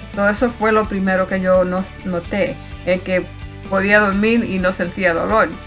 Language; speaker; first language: Spanish; early bilingual, heritage; Spanish